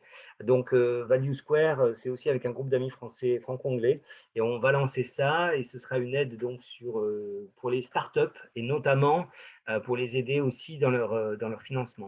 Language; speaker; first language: French; native; French